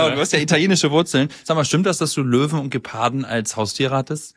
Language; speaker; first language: German; native; German